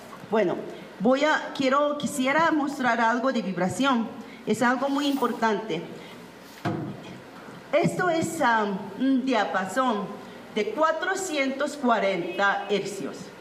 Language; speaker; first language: Spanish; non-native, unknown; Japanese